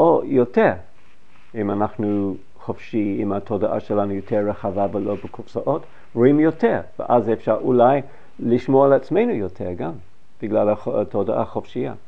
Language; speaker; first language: Hebrew; non-native, fluent; English